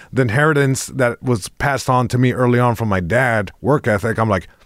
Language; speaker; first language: English; early bilingual, other home language; Spanish